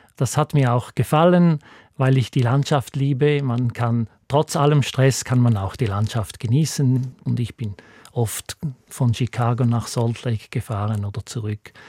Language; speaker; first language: German; native; German